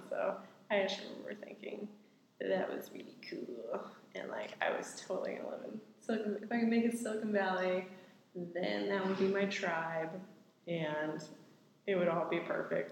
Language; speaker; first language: English; native; English